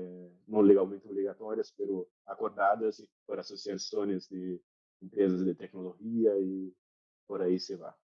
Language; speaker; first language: Spanish; non-native, learner; Portuguese